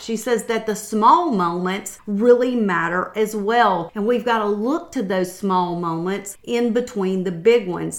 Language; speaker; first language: English; native; English